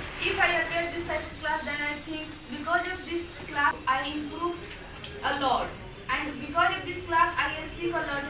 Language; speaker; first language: English; non-native, local second language; Hindi